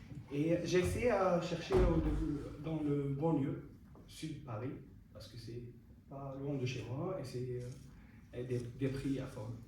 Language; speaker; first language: French; non-native, fluent; Arabic